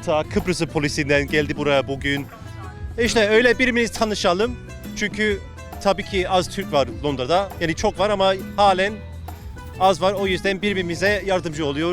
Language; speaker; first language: Turkish; early bilingual, heritage; Turkish